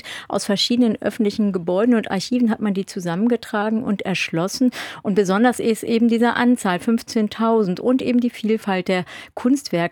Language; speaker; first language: German; native; German